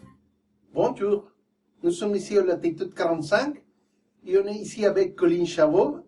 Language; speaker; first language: French; non-native, fluent; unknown